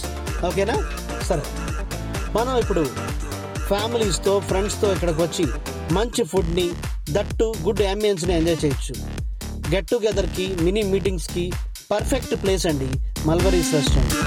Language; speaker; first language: Telugu; native; Telugu